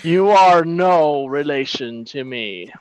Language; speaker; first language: English; native; English